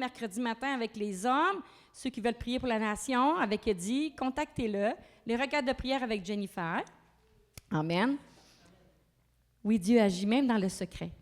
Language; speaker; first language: French; native; French